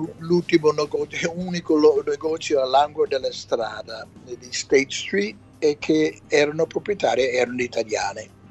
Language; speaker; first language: Italian; non-native, fluent; English